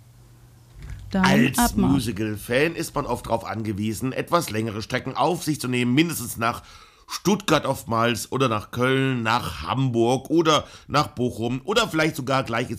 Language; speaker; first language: German; native; German